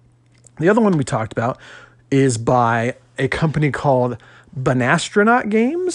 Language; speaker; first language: English; native; English